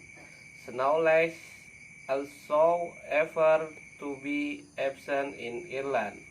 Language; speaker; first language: English; non-native, learner; Indonesian